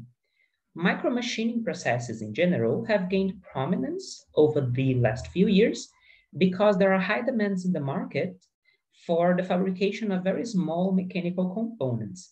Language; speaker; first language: English; non-native, fluent; Portuguese